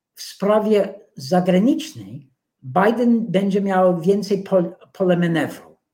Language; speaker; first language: Polish; non-native, fluent; English